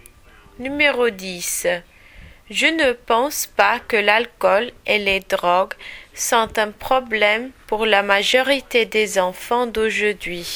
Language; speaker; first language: French; non-native, learner; English